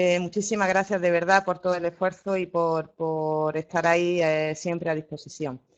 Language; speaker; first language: Spanish; native; Spanish